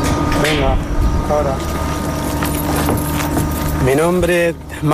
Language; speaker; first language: Spanish; non-native, learner; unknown